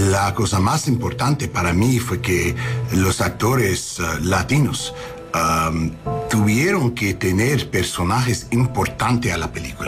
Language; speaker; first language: Spanish; non-native, learner; English